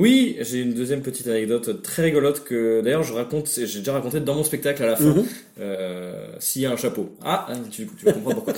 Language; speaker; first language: French; native; French